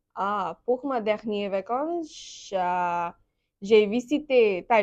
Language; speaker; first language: French; non-native, learner; Bangla